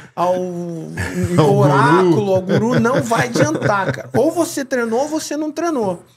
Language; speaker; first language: Portuguese; native; Portuguese